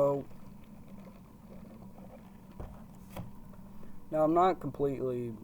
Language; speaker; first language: English; native; English